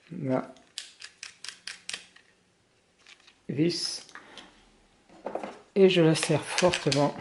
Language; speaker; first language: French; native; French